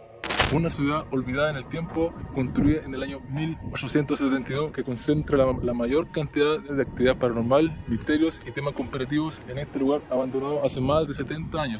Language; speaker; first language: Spanish; native; Spanish